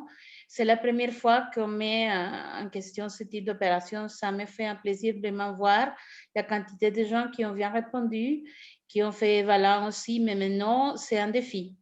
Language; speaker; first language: French; non-native, fluent; Spanish